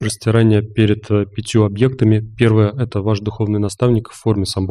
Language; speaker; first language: Russian; native; Russian